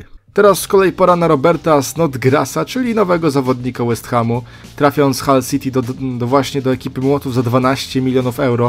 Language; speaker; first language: Polish; native; Polish